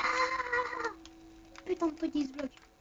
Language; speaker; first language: French; native; French